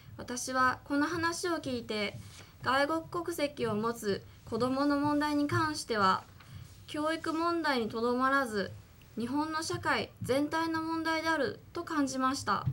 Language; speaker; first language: Japanese; native; Japanese